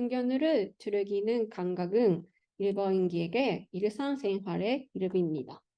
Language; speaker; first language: Korean; non-native, learner; Japanese